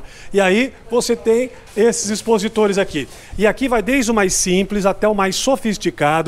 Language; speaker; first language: Portuguese; native; Portuguese